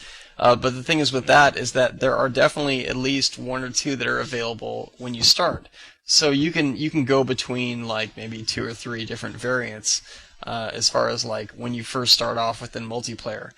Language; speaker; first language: English; native; English